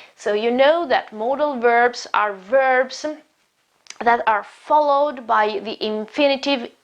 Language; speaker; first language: English; non-native, fluent; Italian